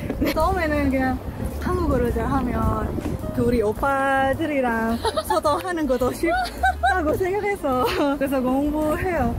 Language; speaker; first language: Korean; non-native, fluent; Indonesian